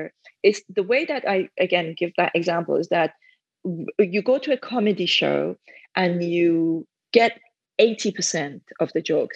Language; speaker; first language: English; non-native, fluent; Persian